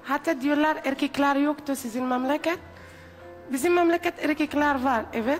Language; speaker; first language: Turkish; non-native, learner; Arabic